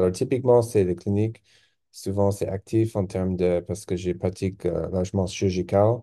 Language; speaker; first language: French; non-native, local second language; English